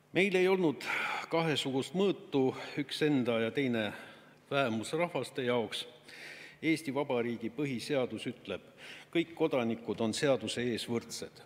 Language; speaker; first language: Estonian; non-native, local second language; Russian